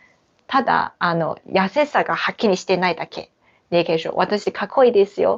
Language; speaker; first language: Japanese; non-native, fluent; Chinese